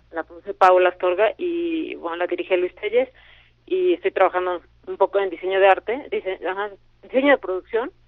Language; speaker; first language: Spanish; native; Spanish